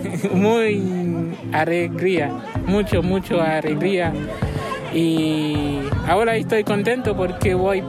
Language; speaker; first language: Spanish; non-native, learner; Haitian Creole